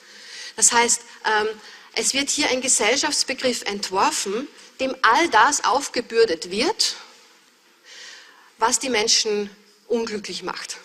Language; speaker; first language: German; native; German